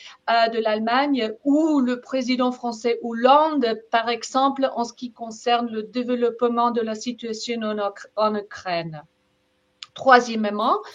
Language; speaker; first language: French; non-native, fluent; German